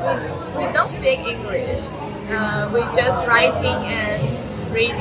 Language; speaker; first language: English; non-native, learner; Chinese